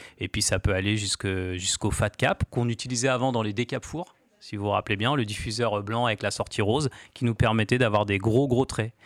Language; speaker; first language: French; native; French